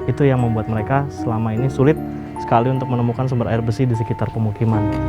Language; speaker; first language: Indonesian; native; Indonesian